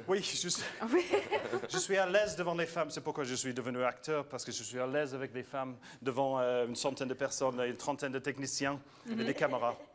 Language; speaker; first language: French; non-native, fluent; English